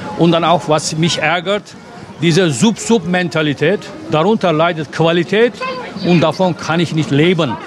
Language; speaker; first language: German; non-native, fluent; Turkish